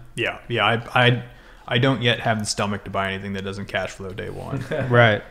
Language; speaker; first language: English; native; English